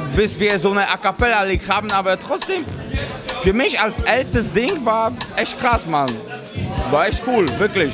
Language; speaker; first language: German; non-native, fluent; Polish